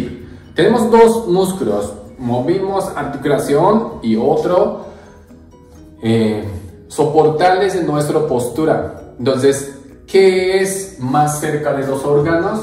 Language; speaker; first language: Spanish; non-native, learner; Japanese